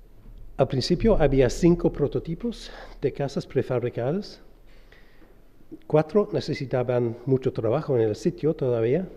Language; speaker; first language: Spanish; non-native, fluent; English